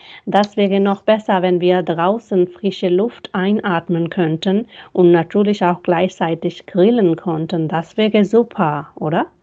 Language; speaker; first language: German; non-native, fluent; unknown